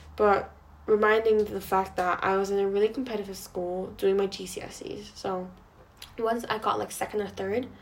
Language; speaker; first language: English; non-native, local second language; Cantonese